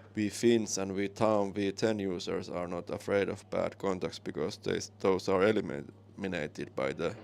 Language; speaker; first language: English; non-native, fluent; Finnish